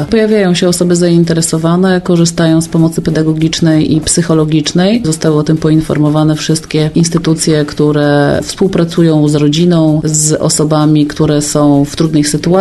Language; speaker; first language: Polish; native; Polish